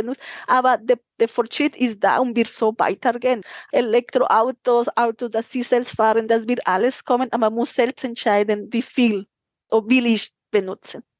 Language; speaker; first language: German; non-native, fluent; Spanish